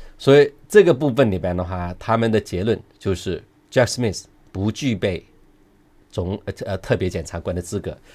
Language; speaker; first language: Chinese; non-native, local second language; Cantonese